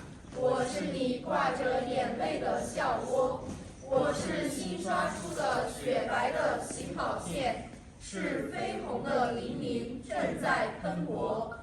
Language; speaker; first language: Chinese; non-native, learner; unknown